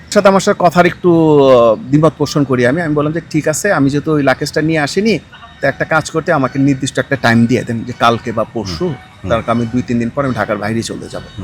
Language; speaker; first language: Bangla; native; Bangla